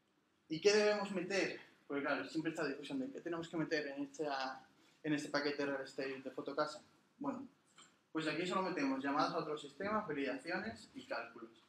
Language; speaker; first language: Spanish; native; Spanish